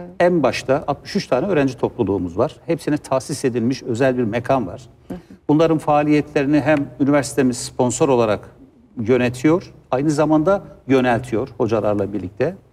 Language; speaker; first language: Turkish; native; Turkish